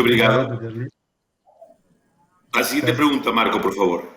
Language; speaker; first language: Portuguese; non-native, fluent; Spanish